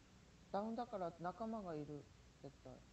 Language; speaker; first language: Japanese; native; Japanese